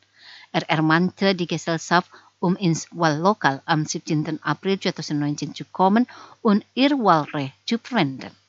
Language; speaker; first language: German; non-native, fluent; Indonesian